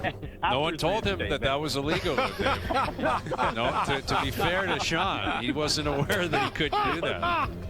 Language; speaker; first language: English; native; English